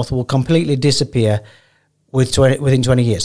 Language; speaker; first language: English; native; English